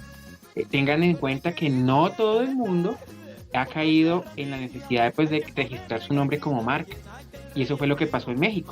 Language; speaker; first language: Spanish; native; Spanish